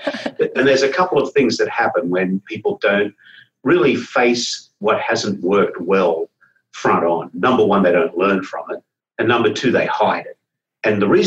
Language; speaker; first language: English; native; English